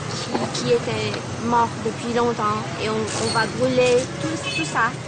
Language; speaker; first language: French; non-native, learner; Vietnamese